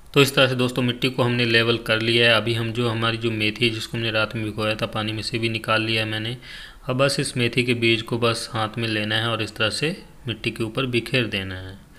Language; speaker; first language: Hindi; native; Hindi